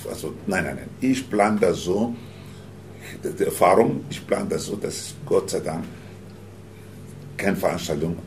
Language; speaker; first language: German; non-native, fluent; Spanish